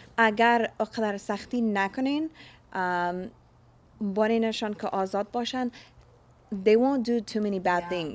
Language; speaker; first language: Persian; early bilingual, heritage; Persian